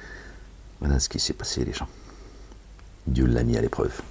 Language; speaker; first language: French; native; French